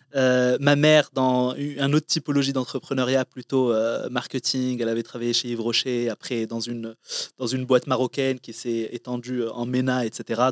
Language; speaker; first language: French; non-native, local second language; Arabic